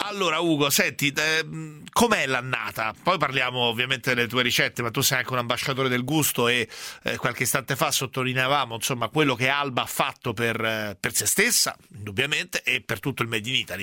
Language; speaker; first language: Italian; native; Italian